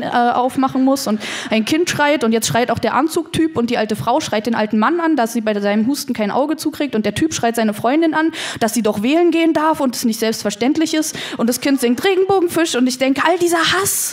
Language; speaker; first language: German; native; German